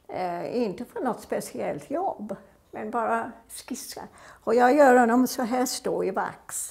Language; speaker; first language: Swedish; non-native, fluent; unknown